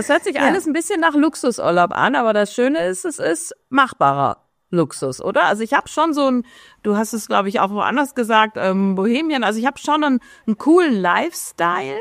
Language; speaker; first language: German; native; German